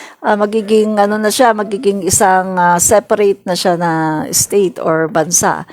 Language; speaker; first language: Filipino; non-native, local second language; Cebuano